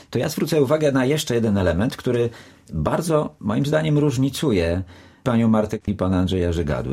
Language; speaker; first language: Polish; native; Polish